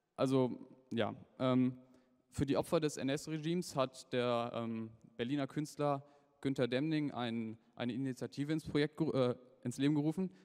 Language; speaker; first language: German; native; German